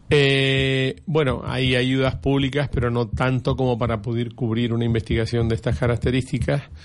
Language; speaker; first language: Spanish; native; Spanish